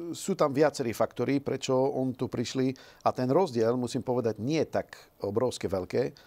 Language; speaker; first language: Slovak; non-native, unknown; Dutch